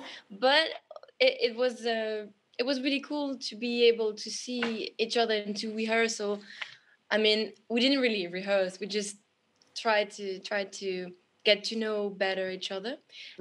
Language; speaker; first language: English; non-native, fluent; French